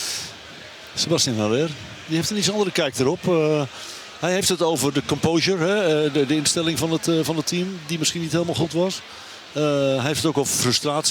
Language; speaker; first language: Dutch; native; Dutch